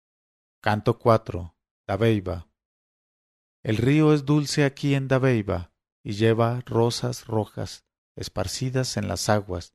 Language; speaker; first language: Spanish; native; Spanish